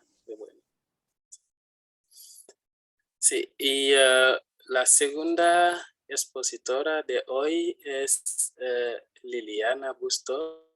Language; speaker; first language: Spanish; non-native, fluent; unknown